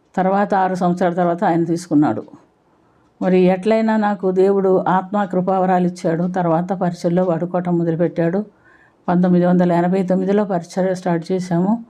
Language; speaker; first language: Telugu; non-native, fluent; Malayalam